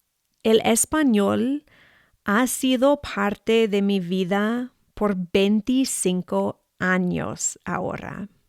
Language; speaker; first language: Spanish; non-native, fluent; English